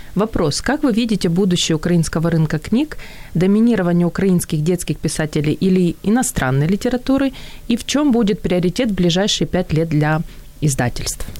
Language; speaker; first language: Ukrainian; native; Ukrainian